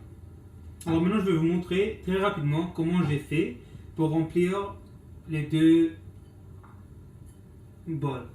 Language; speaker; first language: French; non-native, local second language; English